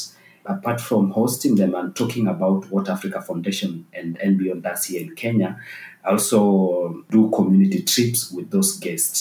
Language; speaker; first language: English; non-native, local second language; Masai